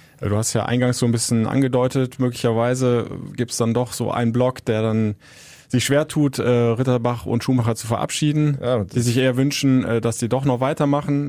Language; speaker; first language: German; native; German